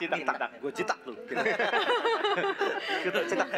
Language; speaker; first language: Indonesian; native; Indonesian